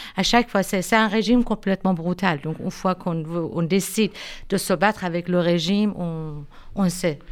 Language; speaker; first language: French; non-native, fluent; Persian